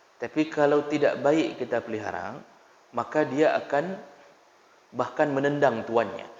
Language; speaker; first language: Malay; non-native, local second language; Achinese